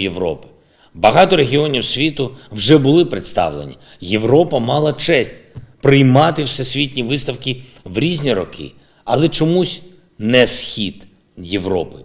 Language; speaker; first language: Ukrainian; non-native, local second language; Russian